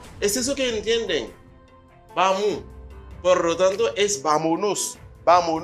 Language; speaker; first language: Spanish; non-native, fluent; Haitian Creole